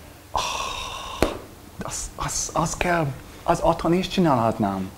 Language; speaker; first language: Hungarian; non-native, learner; English